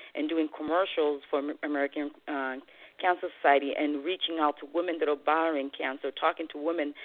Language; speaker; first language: English; non-native, fluent; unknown